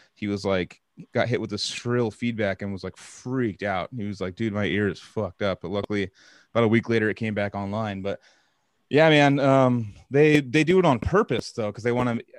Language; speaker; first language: English; native; English